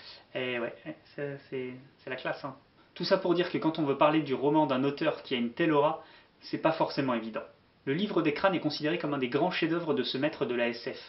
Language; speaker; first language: French; native; French